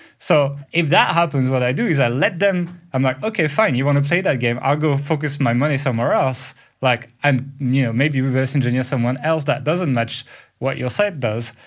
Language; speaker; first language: English; non-native, fluent; French